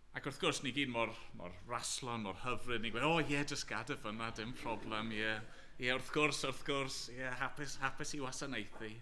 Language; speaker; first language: Welsh; native; Welsh